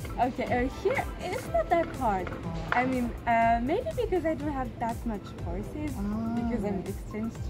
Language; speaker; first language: English; non-native, fluent; French